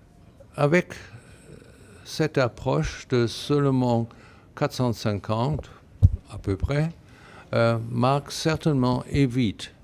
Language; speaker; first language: French; non-native, fluent; German